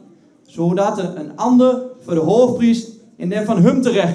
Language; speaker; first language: Dutch; native; Dutch